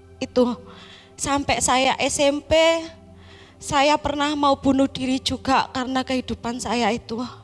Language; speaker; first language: Indonesian; non-native, local second language; Javanese